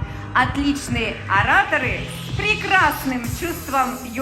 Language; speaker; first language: Russian; native; Russian